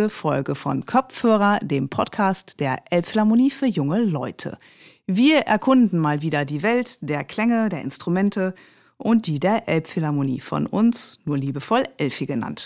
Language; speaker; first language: German; native; German